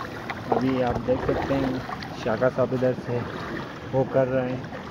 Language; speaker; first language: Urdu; non-native, local second language; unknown